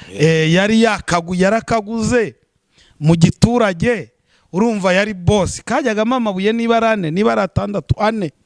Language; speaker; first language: Kinyarwanda; native; Kinyarwanda